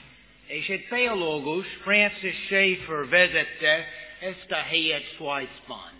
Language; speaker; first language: Hungarian; non-native, fluent; English